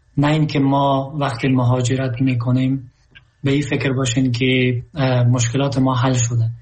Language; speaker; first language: Persian; native; Persian